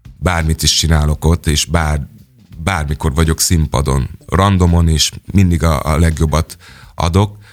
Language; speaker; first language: Hungarian; non-native, fluent; English